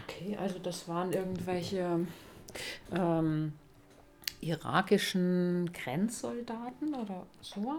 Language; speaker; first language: German; native; German